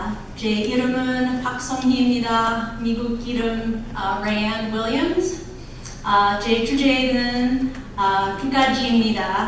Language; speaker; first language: Korean; non-native, learner; English